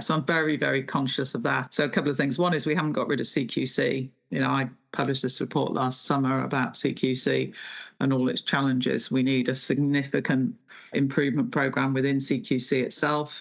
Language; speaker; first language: English; native; English